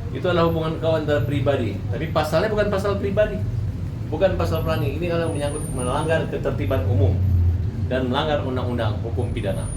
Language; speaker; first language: Indonesian; native; Indonesian